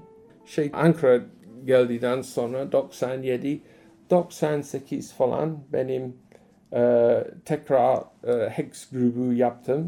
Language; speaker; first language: Turkish; non-native, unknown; English